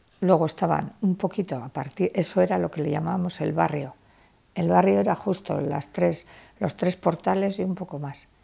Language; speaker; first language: Spanish; native; Spanish